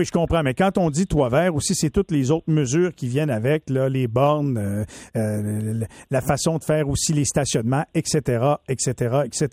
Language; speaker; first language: French; native; French